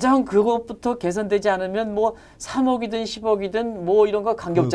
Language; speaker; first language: Korean; native; Korean